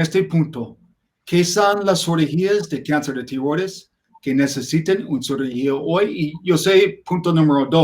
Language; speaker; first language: Spanish; non-native, learner; English